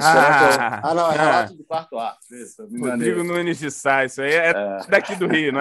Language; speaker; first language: Portuguese; native; Portuguese